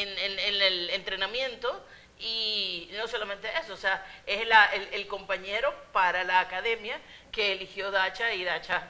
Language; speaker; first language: Spanish; native; Spanish